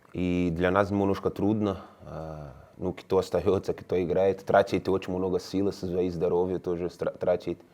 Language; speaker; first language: Russian; non-native, learner; Spanish